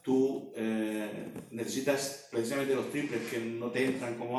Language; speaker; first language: Spanish; native; Spanish